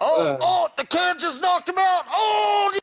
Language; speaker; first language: English; native; English